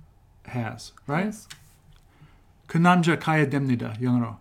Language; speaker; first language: Korean; non-native, fluent; English